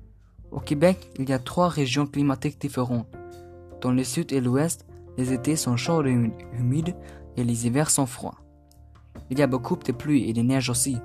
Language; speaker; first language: French; non-native, learner; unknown